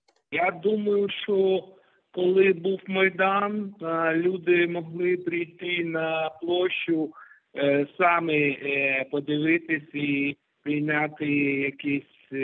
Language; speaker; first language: Ukrainian; non-native, local second language; Russian